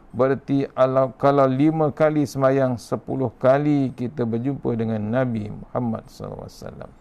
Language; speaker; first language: Malay; native; Malay